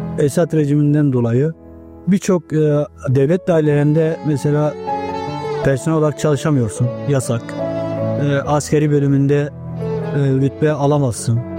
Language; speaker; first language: Turkish; native; Turkish